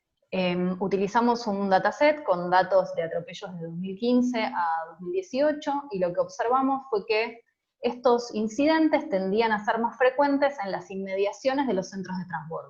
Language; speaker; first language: Spanish; native; Spanish